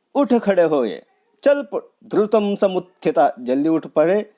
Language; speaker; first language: Hindi; non-native, local second language; Marathi